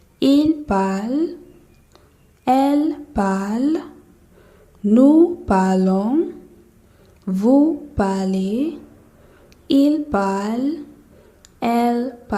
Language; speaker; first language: French; non-native, fluent; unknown